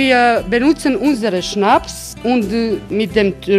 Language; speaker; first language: German; non-native, learner; Croatian